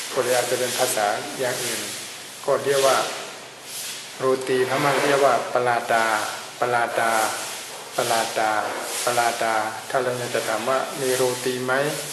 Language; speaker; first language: Thai; non-native, fluent; Burmese